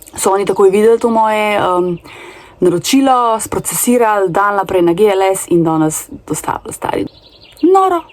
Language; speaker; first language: Slovenian; native; Slovenian